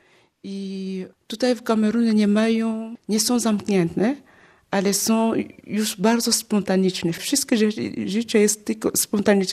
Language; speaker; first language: Polish; non-native, learner; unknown